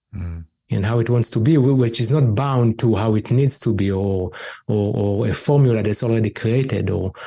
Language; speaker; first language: English; non-native, fluent; Hebrew